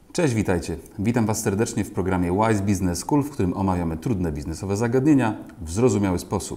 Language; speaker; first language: Polish; native; Polish